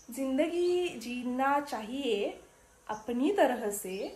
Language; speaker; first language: Hindi; non-native, local second language; Marathi